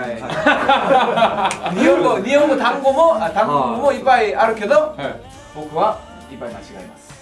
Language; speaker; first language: Japanese; non-native, learner; Korean